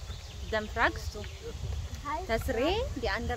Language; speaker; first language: German; non-native, learner; Amharic